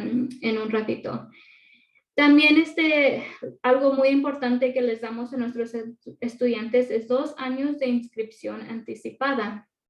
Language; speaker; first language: Spanish; early bilingual, other home language; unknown